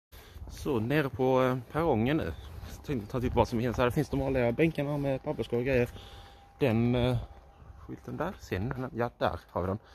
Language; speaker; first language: Swedish; native; Swedish